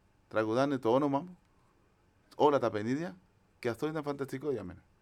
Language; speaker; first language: Greek; non-native, fluent; Spanish